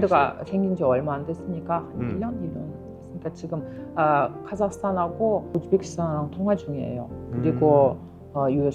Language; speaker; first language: Korean; non-native, fluent; Kyrgyz